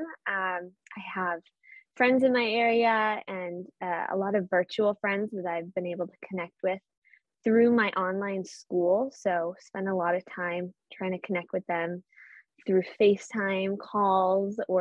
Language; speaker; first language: English; native; English